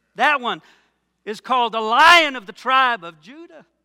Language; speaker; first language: English; native; English